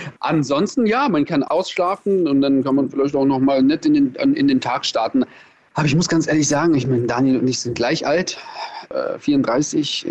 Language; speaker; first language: German; early bilingual, other home language; Russian